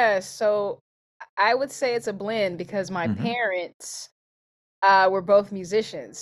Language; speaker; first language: English; native; English